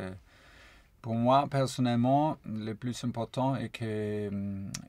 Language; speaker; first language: French; non-native, fluent; German